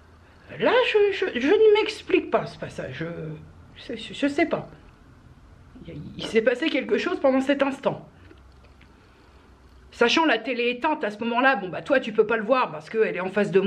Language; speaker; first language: French; native; French